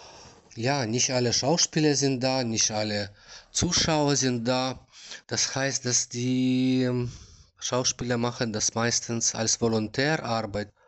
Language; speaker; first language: German; non-native, learner; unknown